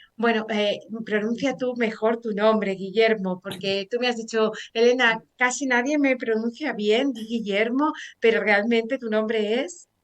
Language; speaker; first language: Spanish; native; Spanish